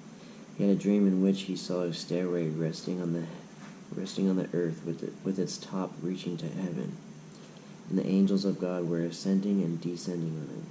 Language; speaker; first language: English; native; English